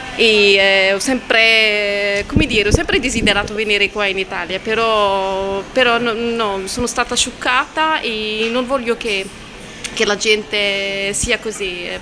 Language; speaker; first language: Italian; non-native, fluent; Arabic